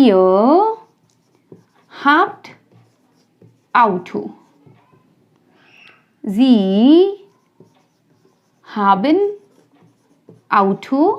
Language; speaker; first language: German; non-native, fluent; Hindi